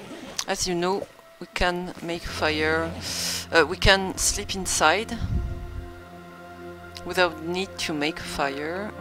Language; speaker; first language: English; non-native, learner; French